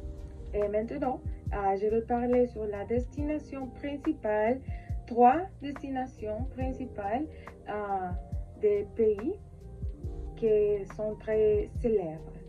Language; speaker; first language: French; non-native, learner; Spanish